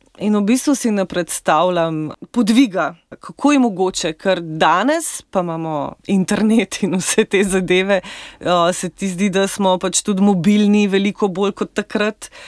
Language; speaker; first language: Slovenian; native; Slovenian